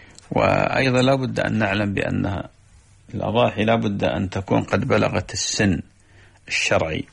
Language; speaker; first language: Arabic; native; Arabic